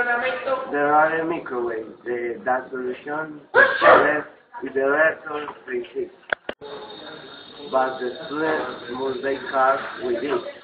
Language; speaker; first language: English; non-native, learner; Spanish